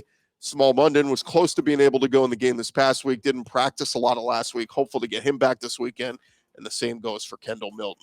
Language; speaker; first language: English; native; English